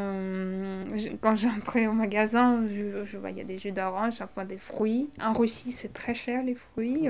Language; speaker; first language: French; non-native, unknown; Russian